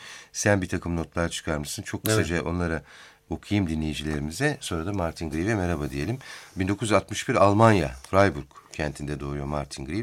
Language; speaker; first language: Turkish; native; Turkish